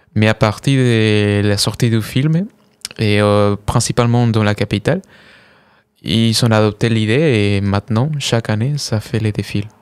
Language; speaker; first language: French; non-native, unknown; Spanish